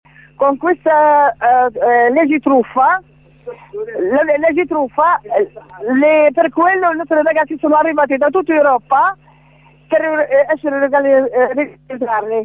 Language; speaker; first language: Italian; non-native, fluent; Arabic